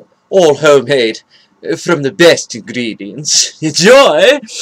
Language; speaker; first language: English; native; English